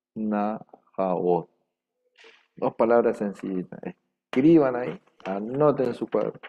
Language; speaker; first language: Spanish; non-native, local second language; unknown